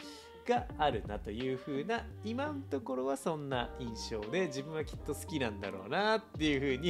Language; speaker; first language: Japanese; native; Japanese